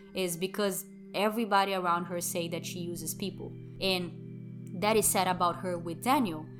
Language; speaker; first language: English; non-native, fluent; Portuguese